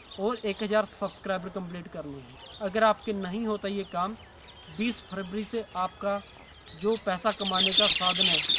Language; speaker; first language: Hindi; non-native, local second language; Punjabi